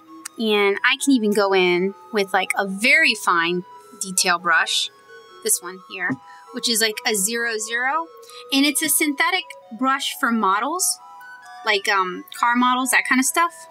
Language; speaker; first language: English; native; English